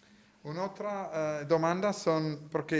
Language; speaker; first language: Spanish; non-native, learner; Italian